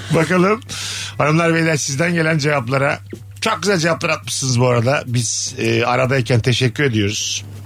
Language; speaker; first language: Turkish; native; Turkish